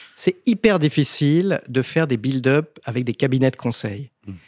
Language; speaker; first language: French; native; French